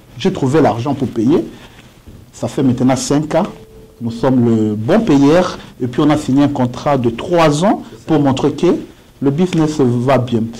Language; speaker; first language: French; non-native, local second language; Swahili